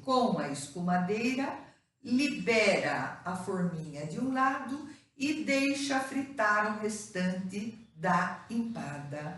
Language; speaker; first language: Portuguese; native; Portuguese